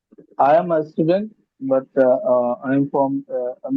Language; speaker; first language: English; non-native, learner; Hindi